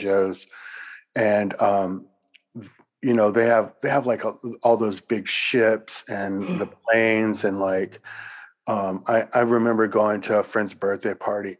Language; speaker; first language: English; native; English